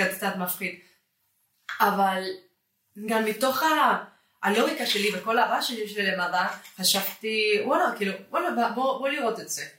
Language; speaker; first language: Hebrew; non-native, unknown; Spanish